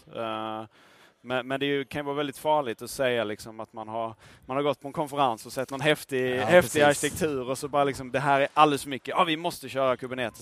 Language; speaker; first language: Swedish; native; Swedish